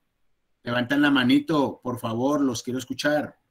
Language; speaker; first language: Spanish; native; Spanish